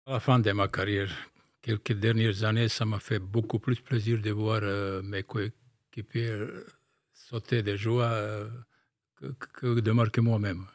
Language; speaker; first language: French; non-native, fluent; Bosnian